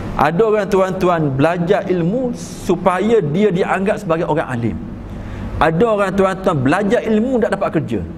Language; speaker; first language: Malay; native; Malay